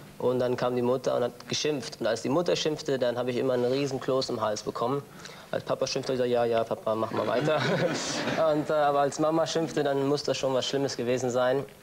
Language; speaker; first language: German; non-native, fluent; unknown